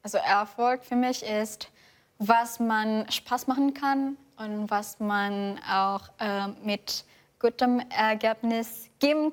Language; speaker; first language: German; non-native, fluent; Indonesian